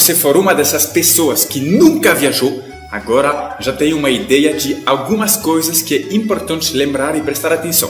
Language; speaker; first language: Portuguese; non-native, fluent; French